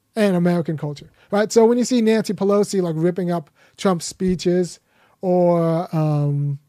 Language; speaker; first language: English; early bilingual, other home language; Akan